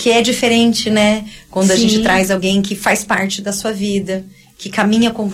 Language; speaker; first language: Portuguese; native; Portuguese